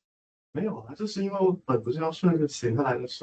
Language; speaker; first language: Chinese; native; Chinese